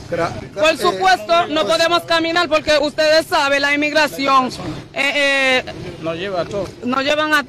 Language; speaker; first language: Spanish; non-native, learner; Haitian Creole